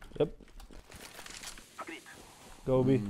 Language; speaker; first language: English; non-native, learner; Polish